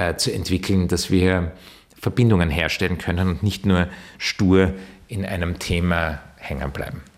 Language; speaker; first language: German; early bilingual, other home language; Turkish